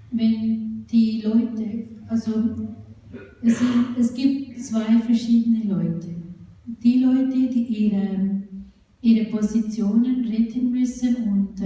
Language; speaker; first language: German; non-native, fluent; Urdu